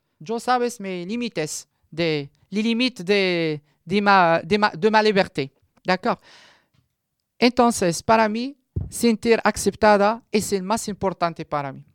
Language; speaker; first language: Spanish; non-native, learner; Arabic